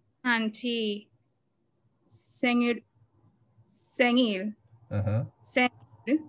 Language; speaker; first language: Korean; non-native, learner; Spanish